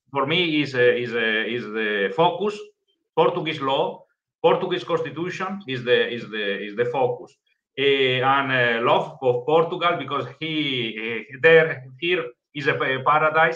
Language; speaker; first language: English; non-native, learner; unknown